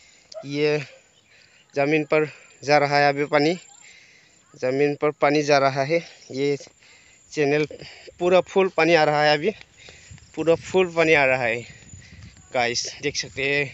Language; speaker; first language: Hindi; non-native, local second language; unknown